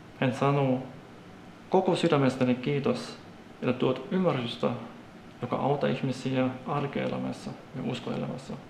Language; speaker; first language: Finnish; non-native, fluent; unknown